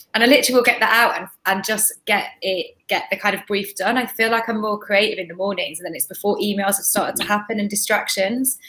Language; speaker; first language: English; native; English